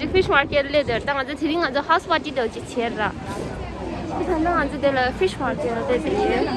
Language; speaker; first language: Chinese; non-native, learner; Tibetan